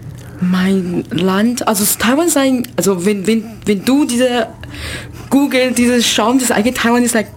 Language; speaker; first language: German; non-native, learner; Chinese